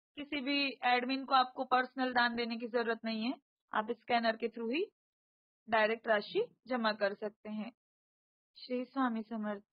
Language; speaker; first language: Hindi; non-native, local second language; Marathi